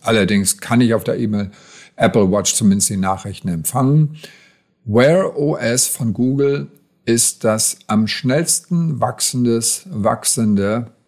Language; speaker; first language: German; native; German